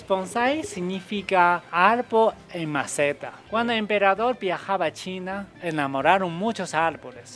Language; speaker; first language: Spanish; non-native, learner; Chinese